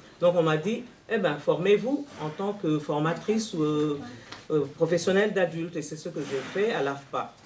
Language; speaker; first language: French; non-native, local second language; Luba-Lulua